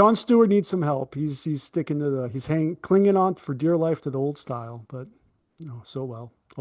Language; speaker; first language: English; native; English